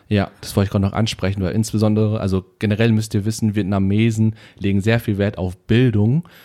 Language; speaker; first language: German; native; German